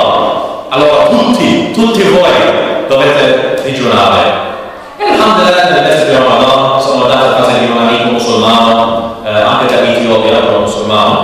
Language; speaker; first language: Italian; non-native, learner; English